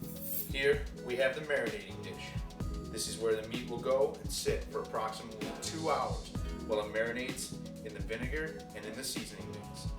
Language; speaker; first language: English; native; English